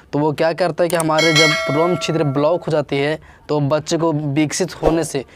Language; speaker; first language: Hindi; native; Hindi